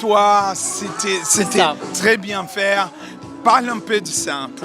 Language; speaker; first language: French; non-native, learner; Portuguese